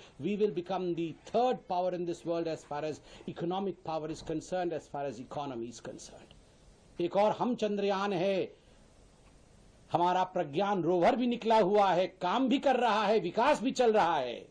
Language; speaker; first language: Hindi; native; Hindi